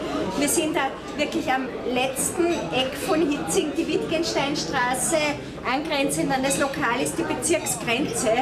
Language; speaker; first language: German; native; German